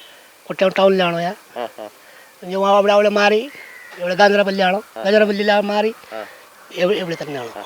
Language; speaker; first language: Malayalam; non-native, learner; Nepali